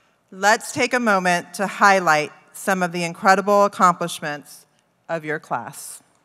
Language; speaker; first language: English; early bilingual, other home language; Spanish